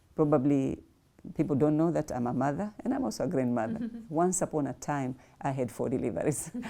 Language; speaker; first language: English; non-native, local second language; Swahili